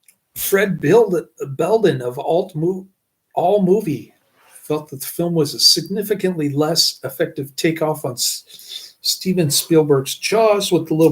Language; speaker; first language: English; native; English